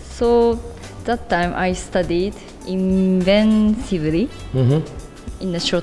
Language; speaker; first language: English; non-native, learner; Japanese